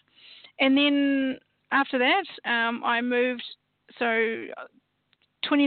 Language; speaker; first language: English; native; English